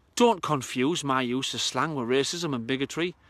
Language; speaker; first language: English; native; English